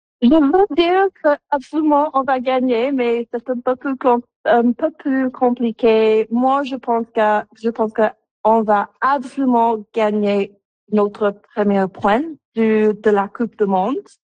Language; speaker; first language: French; non-native, local second language; English